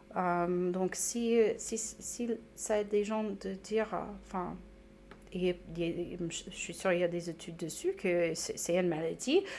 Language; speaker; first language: French; non-native, fluent; English